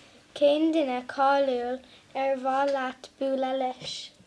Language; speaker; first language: Irish; non-native, local second language; English